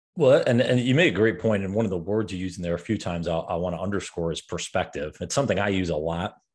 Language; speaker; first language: English; native; English